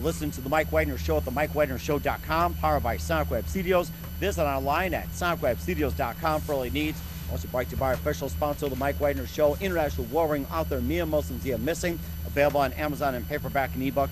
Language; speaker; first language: English; native; English